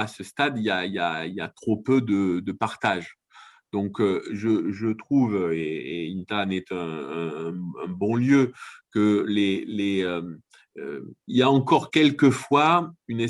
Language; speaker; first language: French; native; French